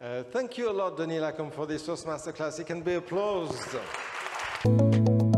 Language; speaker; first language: English; non-native, fluent; French